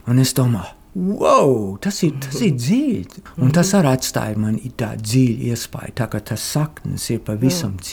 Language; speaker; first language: Latvian; early bilingual, heritage; Latvian